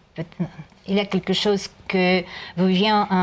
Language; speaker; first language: French; non-native, learner; Russian